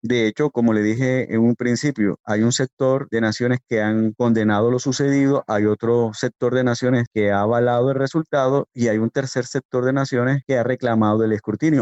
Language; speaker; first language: Spanish; native; Spanish